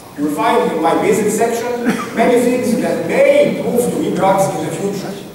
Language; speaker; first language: English; non-native, fluent; Arabic